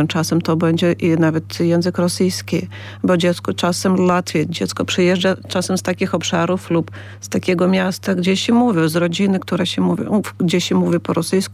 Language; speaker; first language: Polish; non-native, fluent; Ukrainian